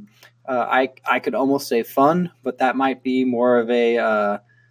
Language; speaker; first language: English; native; English